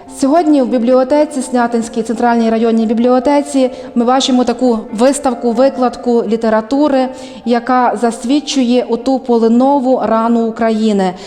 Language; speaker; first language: Ukrainian; native; Ukrainian